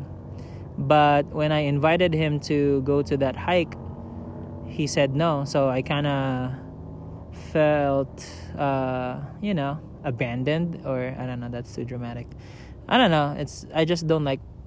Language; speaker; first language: English; non-native, local second language; Filipino